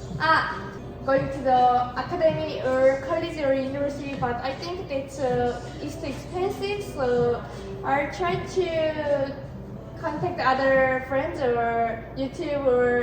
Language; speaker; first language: English; non-native, learner; Korean